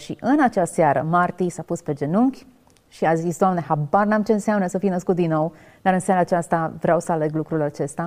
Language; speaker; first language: Romanian; native; Romanian